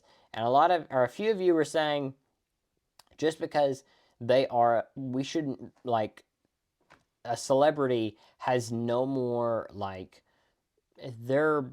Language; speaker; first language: English; native; English